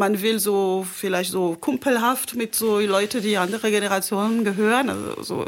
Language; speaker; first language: German; non-native, fluent; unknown